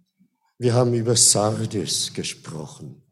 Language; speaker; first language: German; non-native, fluent; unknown